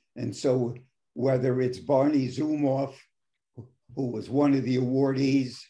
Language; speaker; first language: English; native; English